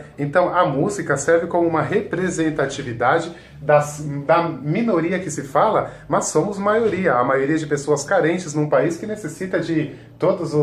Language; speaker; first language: Portuguese; native; Portuguese